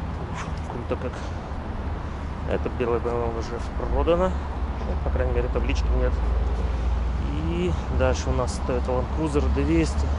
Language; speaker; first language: Russian; native; Russian